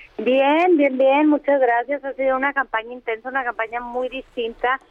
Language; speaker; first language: Spanish; native; Spanish